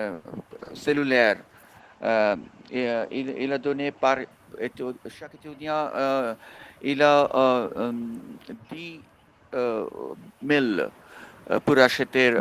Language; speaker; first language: French; non-native, fluent; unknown